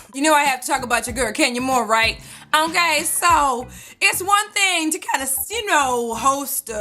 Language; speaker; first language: English; native; English